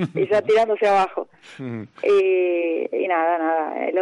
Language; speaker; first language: Spanish; native; Spanish